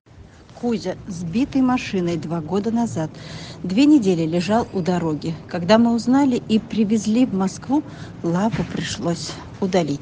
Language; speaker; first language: Russian; native; Russian